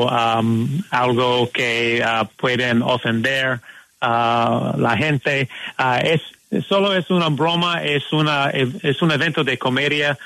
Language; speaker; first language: Spanish; non-native, learner; English